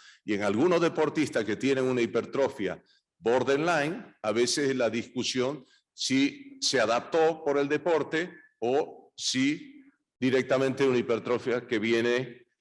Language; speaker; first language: Spanish; native; Spanish